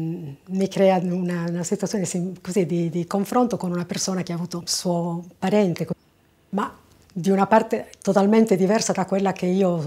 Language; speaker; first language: Italian; native; Italian